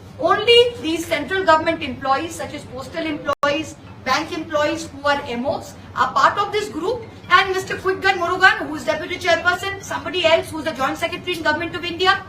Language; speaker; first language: English; non-native, local second language; Bangla